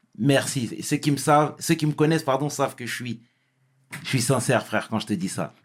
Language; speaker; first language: French; native; French